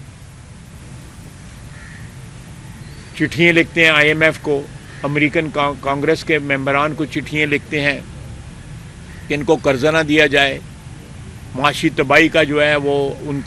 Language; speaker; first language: Urdu; non-native, local second language; Punjabi